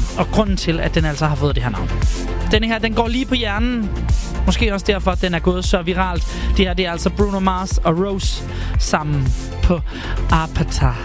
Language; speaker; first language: Danish; native; Danish